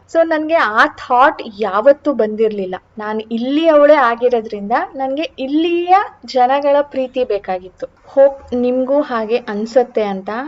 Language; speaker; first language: Kannada; non-native, local second language; Marathi